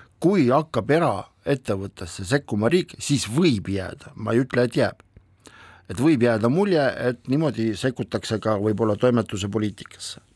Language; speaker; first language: Estonian; non-native, local second language; Russian